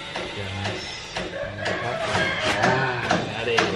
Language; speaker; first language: English; non-native, learner; Balinese